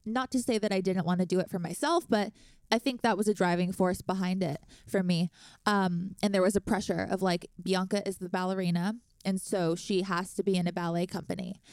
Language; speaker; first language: English; native; English